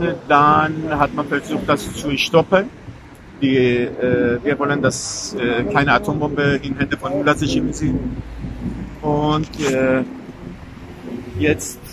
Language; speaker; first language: German; non-native, fluent; Persian